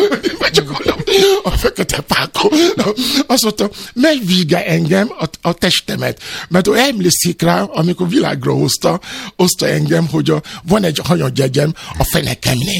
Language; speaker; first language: Hungarian; non-native, fluent; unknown